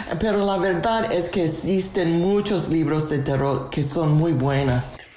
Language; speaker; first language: Spanish; non-native, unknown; English